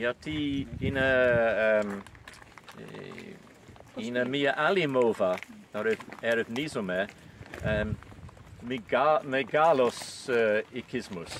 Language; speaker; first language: Greek; non-native, learner; English